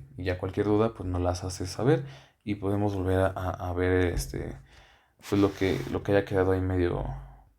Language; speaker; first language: Spanish; native; Spanish